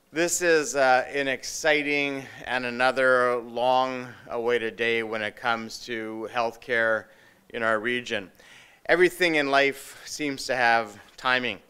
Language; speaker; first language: English; native; English